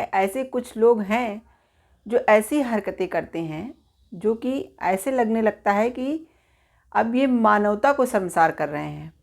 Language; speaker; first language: Hindi; native; Hindi